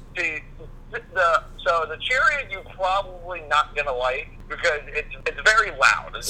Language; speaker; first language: English; native; English